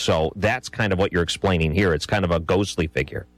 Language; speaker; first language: English; native; English